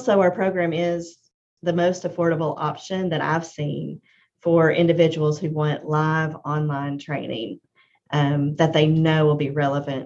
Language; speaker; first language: English; native; English